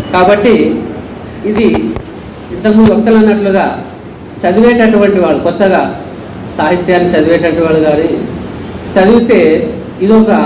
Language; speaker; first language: Telugu; native; Telugu